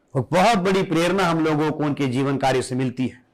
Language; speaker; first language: Hindi; non-native, local second language; Marathi